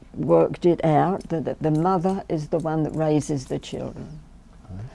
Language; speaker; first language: English; native; English